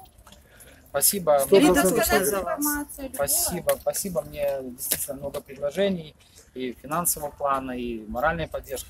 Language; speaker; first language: Russian; native; Russian